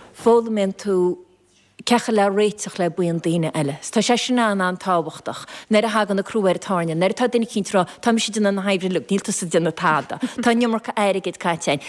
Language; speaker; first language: Irish; native; Irish